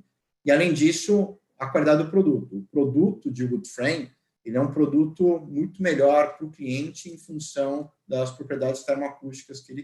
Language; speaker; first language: Portuguese; native; Portuguese